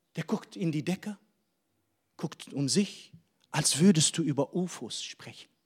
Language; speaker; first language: German; non-native, fluent; Arabic